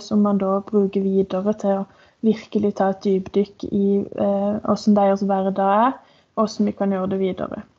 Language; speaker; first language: Norwegian; native; Norwegian